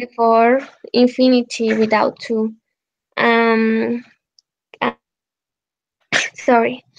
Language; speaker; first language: English; non-native, learner; Spanish